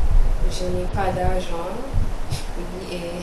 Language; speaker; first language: French; non-native, learner; English